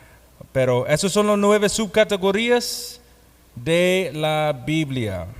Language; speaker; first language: Spanish; non-native, fluent; English